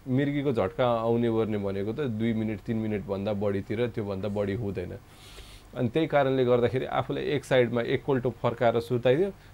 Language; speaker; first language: Nepali; non-native, local second language; Maithili